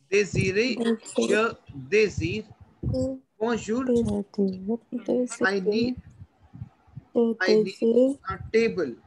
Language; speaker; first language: French; non-native, learner; Hindi